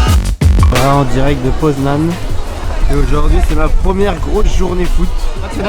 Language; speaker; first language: French; native; French